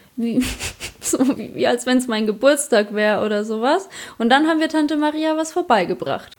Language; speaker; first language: German; early bilingual, other home language; Polish